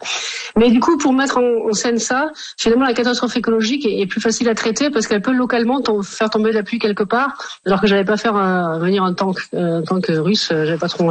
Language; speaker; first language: French; native; French